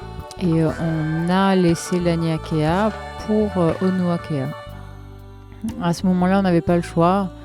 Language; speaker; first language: French; native; French